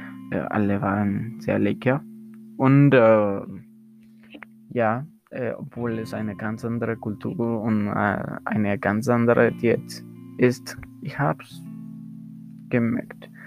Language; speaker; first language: German; non-native, learner; Spanish